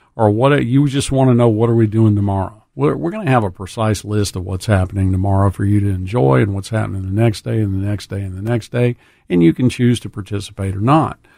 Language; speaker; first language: English; native; English